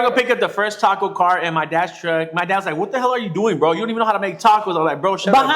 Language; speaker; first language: English; native; English